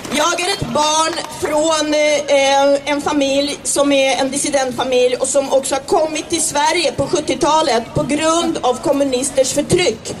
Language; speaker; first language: Swedish; early bilingual, other home language; Czech